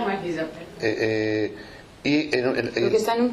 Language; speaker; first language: French; native; French